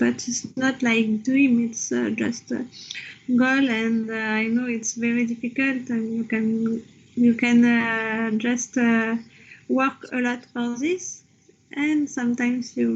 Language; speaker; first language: English; non-native, learner; French